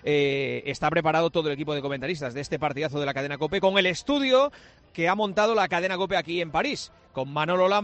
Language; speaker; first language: Spanish; native; Spanish